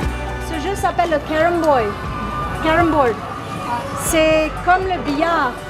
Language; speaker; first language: French; non-native, fluent; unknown